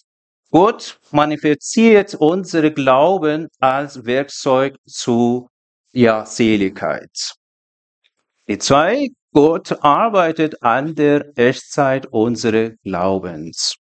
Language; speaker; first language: German; non-native, learner; Persian